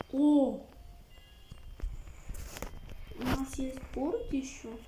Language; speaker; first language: Russian; non-native, local second language; Uzbek